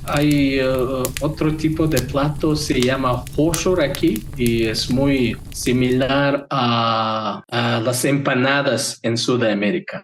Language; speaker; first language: Spanish; non-native, fluent; Mongolian